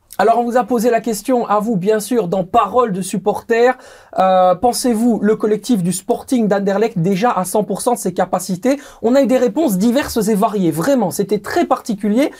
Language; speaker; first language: French; native; French